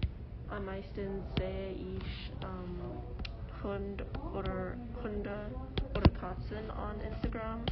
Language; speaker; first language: German; non-native, learner; English